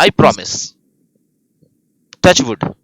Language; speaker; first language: English; non-native, fluent; Hindi